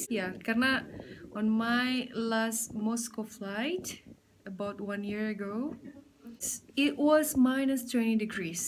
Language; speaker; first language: English; non-native, fluent; Indonesian